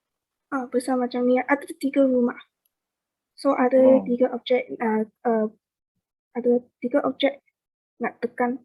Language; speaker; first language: Malay; native; Malay